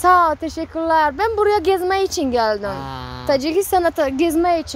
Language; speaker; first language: Turkish; non-native, learner; Tajik